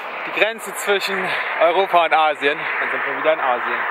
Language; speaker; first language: German; native; German